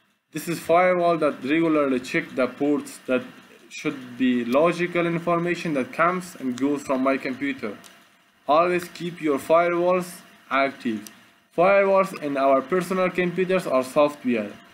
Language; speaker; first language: English; non-native, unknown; Persian